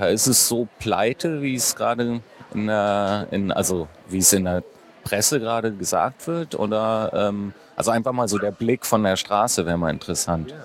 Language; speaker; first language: German; native; German